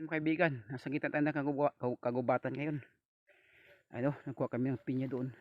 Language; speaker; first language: Filipino; native; Filipino